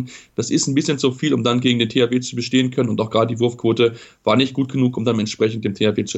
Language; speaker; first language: German; native; German